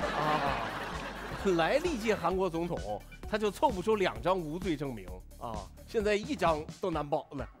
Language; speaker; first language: Chinese; native; Chinese